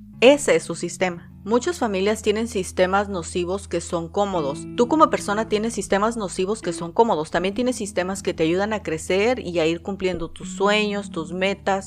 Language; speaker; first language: Spanish; native; Spanish